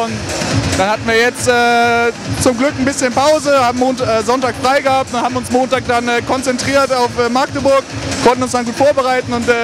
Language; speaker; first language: German; native; German